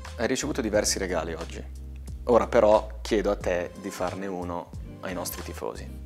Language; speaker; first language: Italian; native; Italian